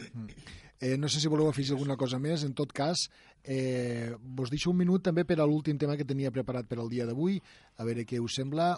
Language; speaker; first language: Catalan; native; Catalan